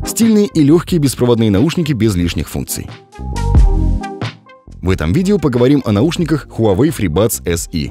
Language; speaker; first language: Russian; native; Russian